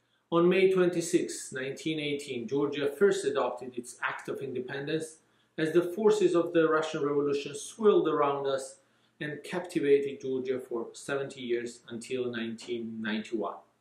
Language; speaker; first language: English; non-native, fluent; Georgian